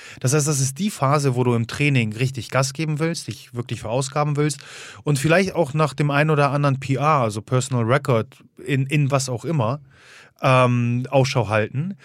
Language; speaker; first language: German; early bilingual, other home language; Polish